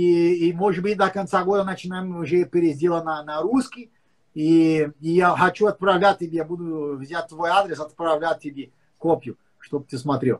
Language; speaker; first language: Russian; non-native, learner; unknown